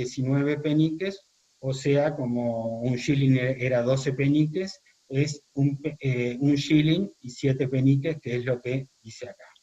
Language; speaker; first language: Spanish; native; Spanish